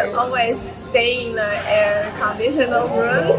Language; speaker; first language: English; non-native, learner; Chinese